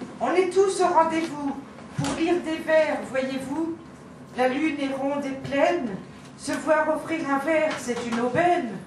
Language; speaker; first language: French; native; French